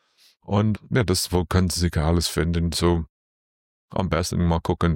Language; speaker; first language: German; non-native, learner; English